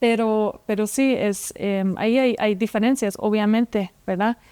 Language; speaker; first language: Spanish; non-native, fluent; German